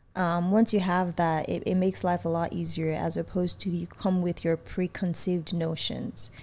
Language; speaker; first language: English; native; English